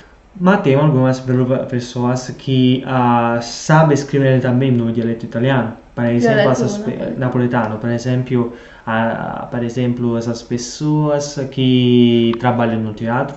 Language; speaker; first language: Portuguese; non-native, fluent; Italian